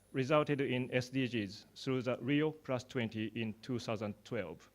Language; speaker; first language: English; non-native, fluent; Japanese